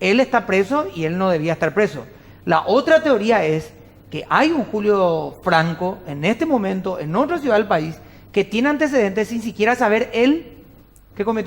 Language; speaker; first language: Spanish; native; Spanish